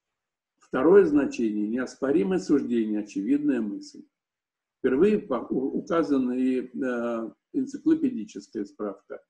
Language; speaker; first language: Russian; native; Russian